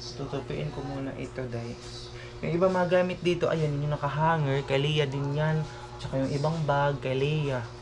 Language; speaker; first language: Filipino; non-native, local second language; Cebuano